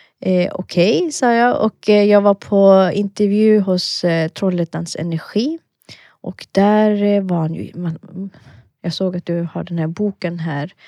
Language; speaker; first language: Swedish; early bilingual, other home language; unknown